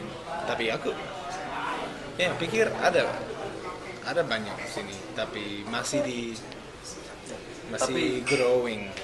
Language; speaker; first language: Indonesian; non-native, learner; English